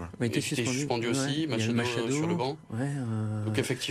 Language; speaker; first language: French; native; French